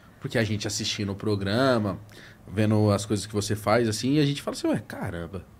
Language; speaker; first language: Portuguese; native; Portuguese